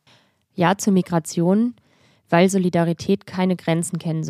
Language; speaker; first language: German; native; German